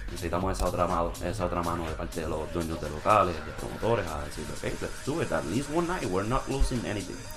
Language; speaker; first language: English; non-native, local second language; Spanish